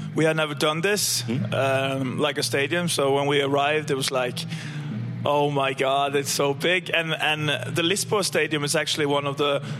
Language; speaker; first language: English; non-native, fluent; Norwegian